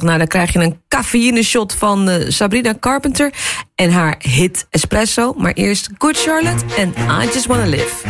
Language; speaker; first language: Dutch; native; Dutch